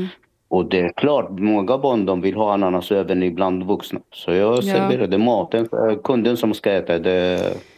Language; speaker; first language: Swedish; non-native, fluent; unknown